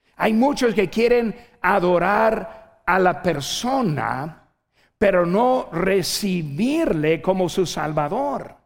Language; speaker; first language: Spanish; non-native, fluent; English